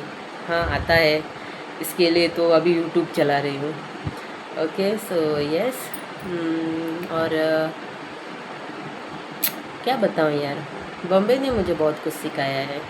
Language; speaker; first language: Hindi; non-native, local second language; Konkani